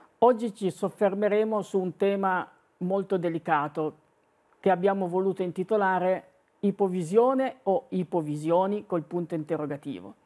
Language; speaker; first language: Italian; native; Italian